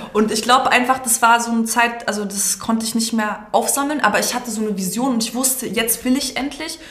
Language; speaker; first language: German; early bilingual, other home language; Serbian